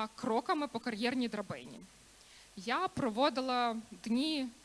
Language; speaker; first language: Ukrainian; native; Ukrainian